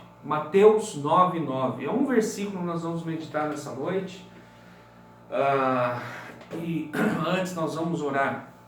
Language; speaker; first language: Portuguese; native; Portuguese